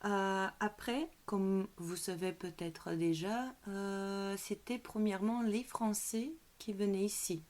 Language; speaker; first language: French; non-native, fluent; Bulgarian